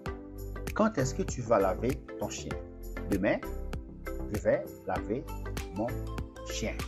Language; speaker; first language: French; non-native, fluent; Portuguese